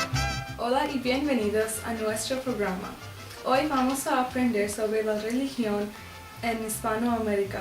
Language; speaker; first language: Spanish; non-native, learner; English